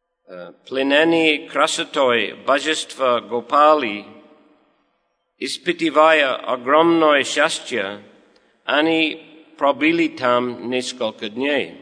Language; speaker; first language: Russian; non-native, learner; English